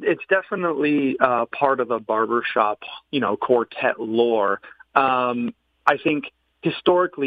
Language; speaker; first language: English; native; English